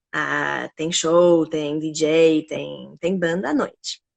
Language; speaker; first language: Portuguese; non-native, fluent; English